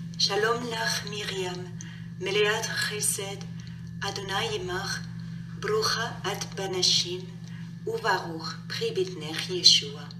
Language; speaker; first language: Hebrew; non-native, learner; English